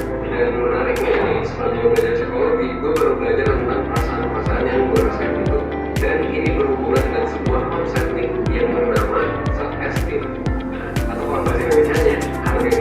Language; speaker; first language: Indonesian; native; Indonesian